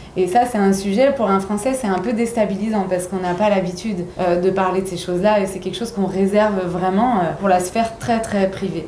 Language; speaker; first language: French; native; French